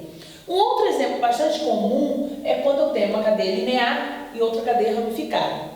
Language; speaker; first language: Portuguese; native; Portuguese